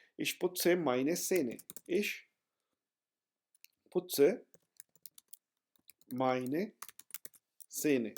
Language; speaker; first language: German; non-native, fluent; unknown